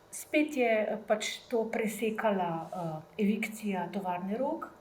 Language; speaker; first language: Slovenian; native; Slovenian